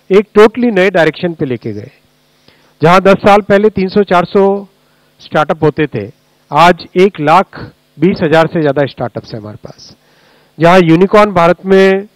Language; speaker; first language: Hindi; native; Hindi